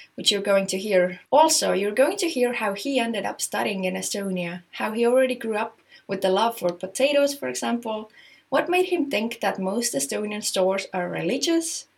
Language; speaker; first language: English; non-native, fluent; Estonian